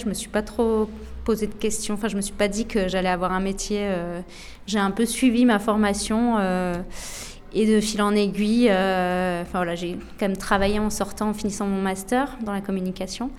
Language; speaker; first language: French; native; French